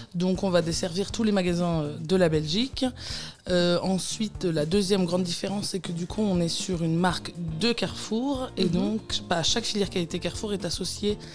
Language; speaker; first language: French; native; French